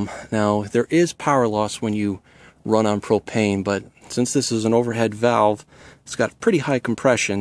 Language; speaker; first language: English; native; English